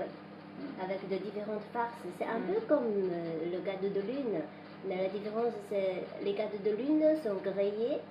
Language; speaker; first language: French; non-native, fluent; Chinese